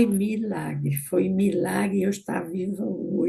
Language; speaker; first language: Portuguese; native; Portuguese